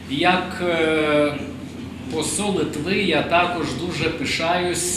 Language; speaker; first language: Ukrainian; non-native, fluent; Lithuanian